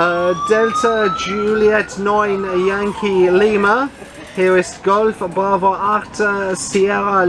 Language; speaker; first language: German; non-native, learner; English